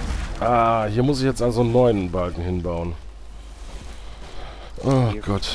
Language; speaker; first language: German; native; German